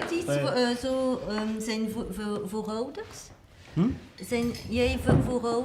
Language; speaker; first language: Dutch; non-native, local second language; French